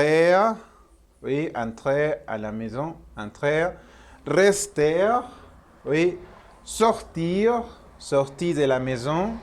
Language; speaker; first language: French; non-native, learner; Spanish